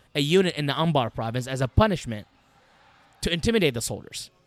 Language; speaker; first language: English; non-native, fluent; Arabic